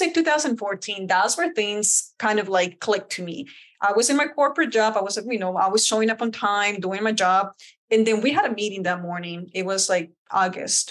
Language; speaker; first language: English; early bilingual, other home language; Spanish